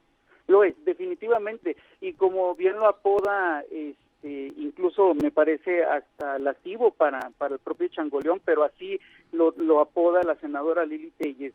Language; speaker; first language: Spanish; native; Spanish